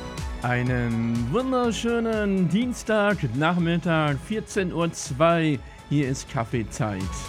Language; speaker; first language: German; native; German